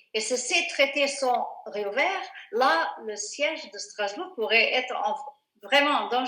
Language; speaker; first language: French; non-native, fluent; Portuguese